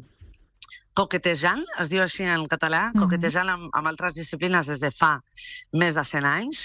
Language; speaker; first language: Catalan; non-native, local second language; Spanish